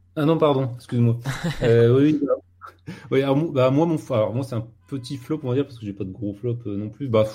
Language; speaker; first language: French; native; French